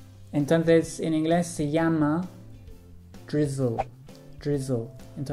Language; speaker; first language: Spanish; non-native, fluent; English